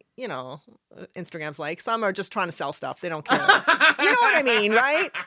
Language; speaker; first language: English; non-native, fluent; Arabic